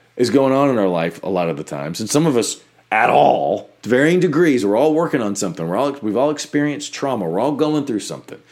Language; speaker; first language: English; native; English